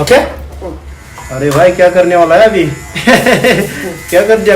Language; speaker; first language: Hindi; non-native, local second language; Bodo